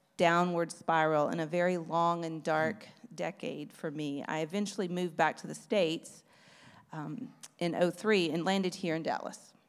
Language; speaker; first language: English; native; English